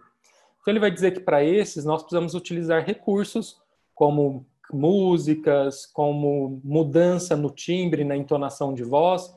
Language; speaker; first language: Portuguese; native; Portuguese